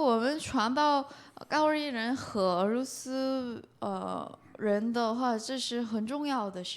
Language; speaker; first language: Chinese; non-native, fluent; Korean